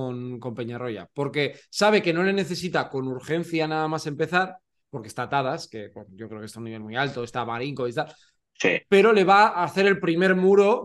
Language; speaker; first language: Spanish; native; Spanish